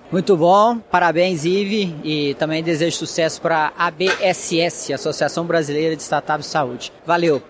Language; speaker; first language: Portuguese; native; Portuguese